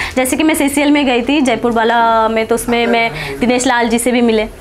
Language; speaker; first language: Hindi; non-native, local second language; Bangla